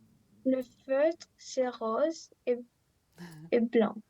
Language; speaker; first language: French; non-native, learner; Romanian